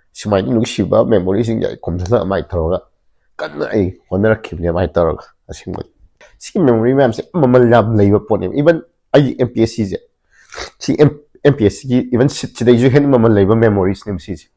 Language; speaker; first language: Manipuri; native; Manipuri